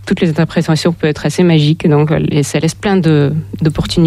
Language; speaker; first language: French; non-native, fluent; Russian